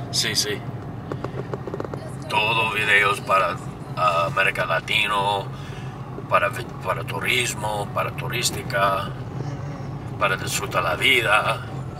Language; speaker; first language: Spanish; non-native, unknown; English